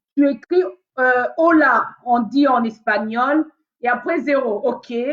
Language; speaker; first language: French; non-native, local second language; Lingala